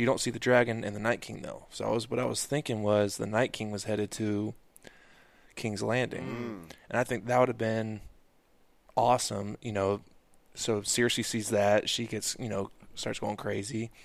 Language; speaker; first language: English; native; English